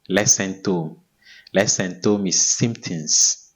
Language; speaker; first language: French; non-native, fluent; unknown